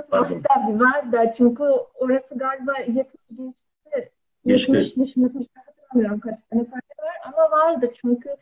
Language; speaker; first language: Turkish; non-native, learner; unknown